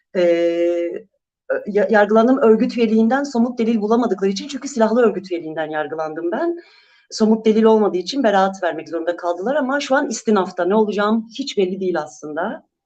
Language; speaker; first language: Turkish; non-native, local second language; Kurdish